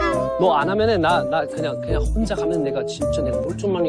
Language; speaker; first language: Korean; non-native, fluent; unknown